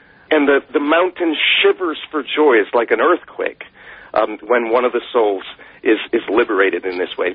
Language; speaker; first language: English; native; English